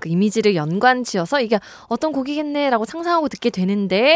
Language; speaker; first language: Korean; native; Korean